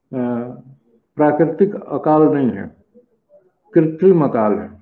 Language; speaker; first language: Hindi; native; Hindi